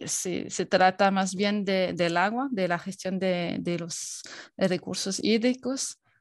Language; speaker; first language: Spanish; non-native, fluent; French